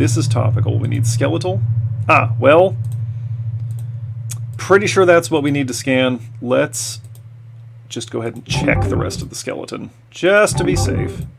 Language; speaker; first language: English; native; English